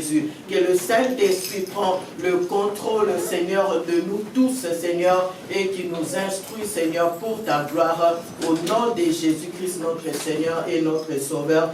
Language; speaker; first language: French; non-native, local second language; Lingala